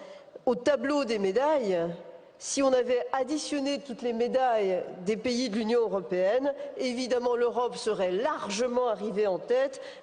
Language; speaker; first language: French; native; French